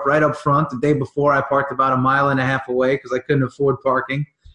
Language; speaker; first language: English; native; English